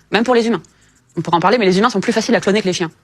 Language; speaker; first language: French; native; French